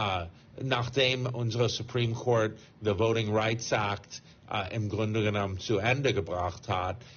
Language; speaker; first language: German; non-native, fluent; English